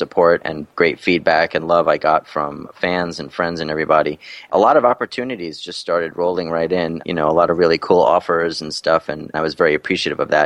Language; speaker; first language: English; native; English